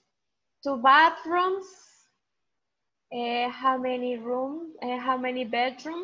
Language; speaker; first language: English; non-native, fluent; Spanish